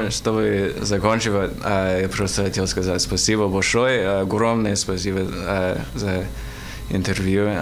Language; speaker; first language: Russian; non-native, learner; English